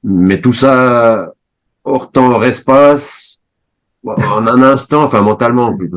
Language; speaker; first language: French; native; French